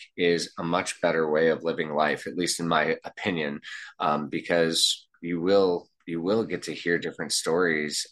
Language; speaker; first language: English; native; English